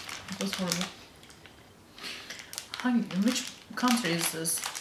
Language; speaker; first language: English; non-native, fluent; Turkish